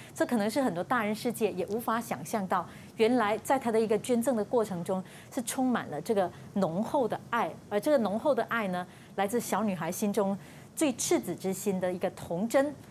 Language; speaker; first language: Chinese; native; Chinese